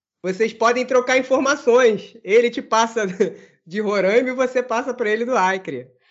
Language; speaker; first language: Portuguese; native; Portuguese